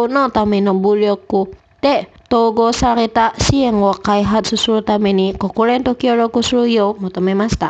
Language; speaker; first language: Japanese; non-native, fluent; Indonesian